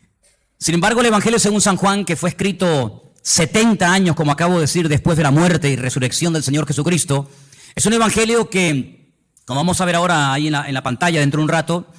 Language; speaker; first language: Spanish; native; Spanish